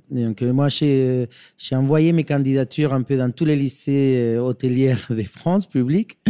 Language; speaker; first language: French; non-native, fluent; Spanish